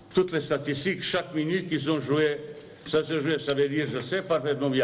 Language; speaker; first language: French; non-native, fluent; Bosnian